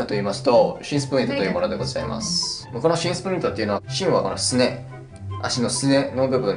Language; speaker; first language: Japanese; native; Japanese